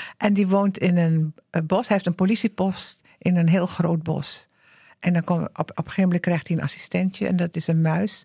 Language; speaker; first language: Dutch; early bilingual, heritage; Dutch